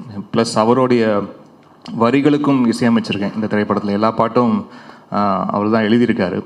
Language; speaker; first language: Tamil; native; Tamil